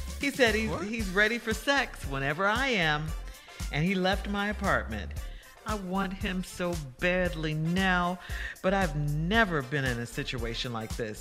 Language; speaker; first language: English; native; English